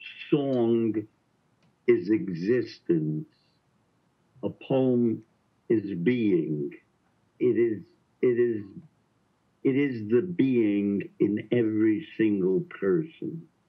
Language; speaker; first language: English; native; English